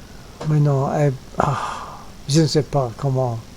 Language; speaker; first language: French; non-native, learner; English